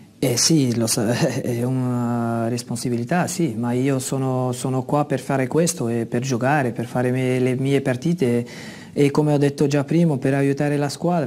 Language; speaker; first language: Italian; non-native, fluent; Dutch